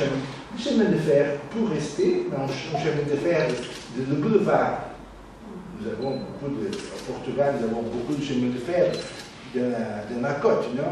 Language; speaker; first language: French; non-native, learner; Portuguese